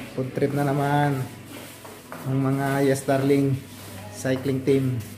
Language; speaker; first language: Filipino; native; Filipino